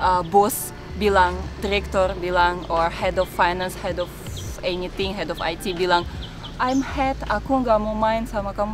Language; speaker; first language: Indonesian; non-native, fluent; Russian